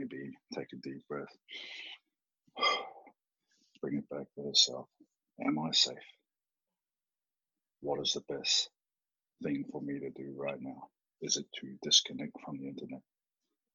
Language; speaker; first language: English; native; English